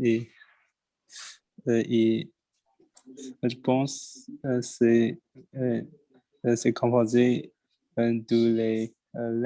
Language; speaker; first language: French; non-native, learner; Chinese